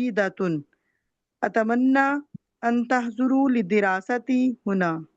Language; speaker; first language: Arabic; non-native, learner; Urdu